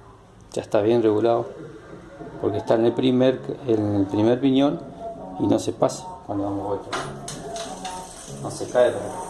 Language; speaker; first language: Spanish; native; Spanish